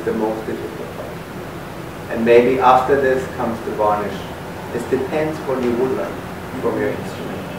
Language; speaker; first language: English; non-native, fluent; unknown